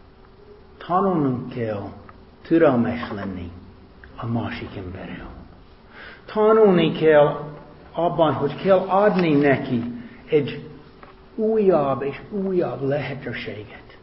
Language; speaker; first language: Hungarian; non-native, fluent; English